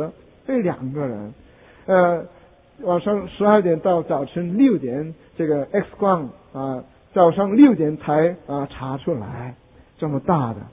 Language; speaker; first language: Chinese; non-native, fluent; Korean